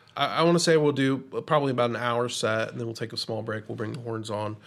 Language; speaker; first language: English; native; English